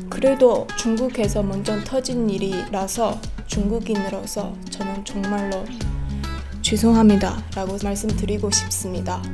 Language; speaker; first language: Korean; non-native, learner; Chinese